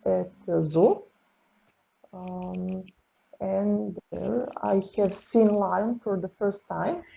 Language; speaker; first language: English; non-native, learner; Serbian